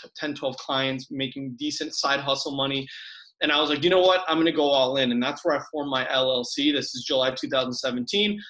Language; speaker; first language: English; early bilingual, other home language; Spanish